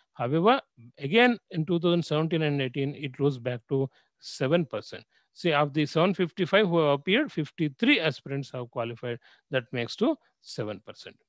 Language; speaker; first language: English; non-native, local second language; Telugu